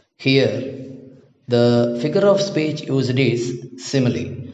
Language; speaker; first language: English; non-native, local second language; Tamil